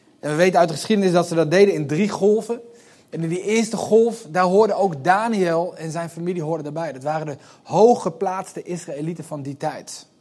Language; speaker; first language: Dutch; native; Dutch